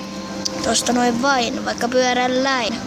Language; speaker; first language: Finnish; native; Finnish